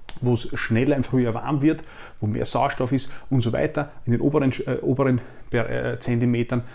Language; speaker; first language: German; native; German